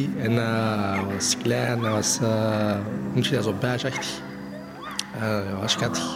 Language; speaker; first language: Dutch; early bilingual, other home language; Bosnian